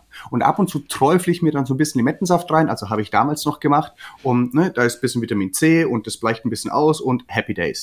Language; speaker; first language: German; native; German